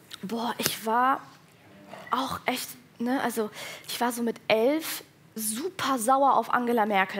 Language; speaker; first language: German; early bilingual, other home language; Persian